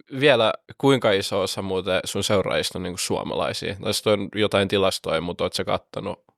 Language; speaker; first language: Finnish; native; Finnish